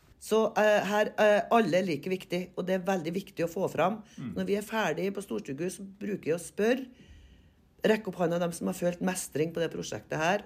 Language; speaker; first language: Norwegian; native; Norwegian